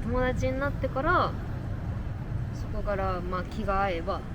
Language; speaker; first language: Japanese; native; Japanese